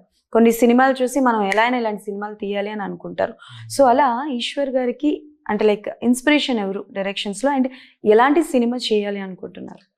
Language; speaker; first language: Telugu; native; Telugu